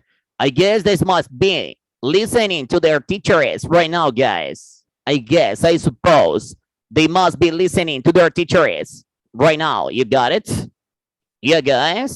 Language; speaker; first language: English; non-native, fluent; Spanish